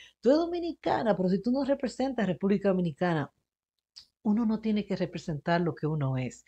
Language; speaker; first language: Spanish; early bilingual, heritage; Spanish